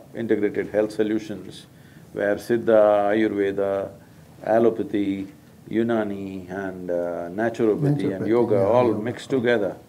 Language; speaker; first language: English; non-native, local second language; Kannada